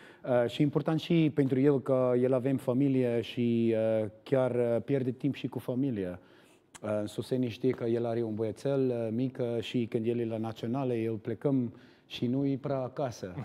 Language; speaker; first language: Romanian; non-native, learner; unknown